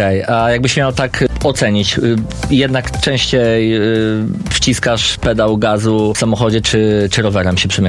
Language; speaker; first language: Polish; native; Polish